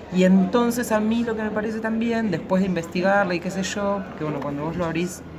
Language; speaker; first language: Spanish; native; Spanish